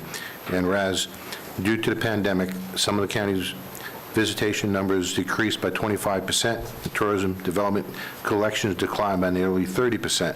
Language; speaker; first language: English; native; English